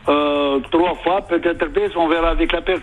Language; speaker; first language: French; non-native, fluent; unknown